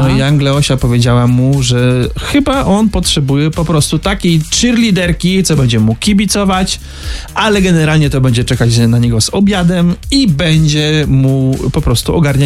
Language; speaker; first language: Polish; native; Polish